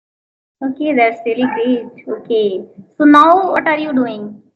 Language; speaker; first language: English; non-native, learner; Hindi